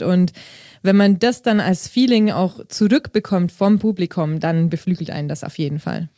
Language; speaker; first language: German; native; German